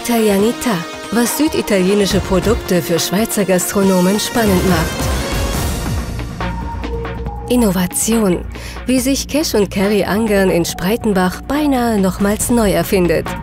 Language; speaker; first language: German; native; German